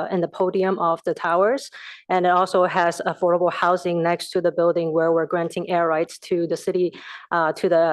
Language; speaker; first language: English; non-native, fluent; Chinese